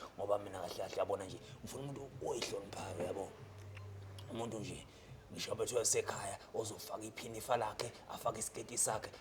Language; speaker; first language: Zulu; native; Zulu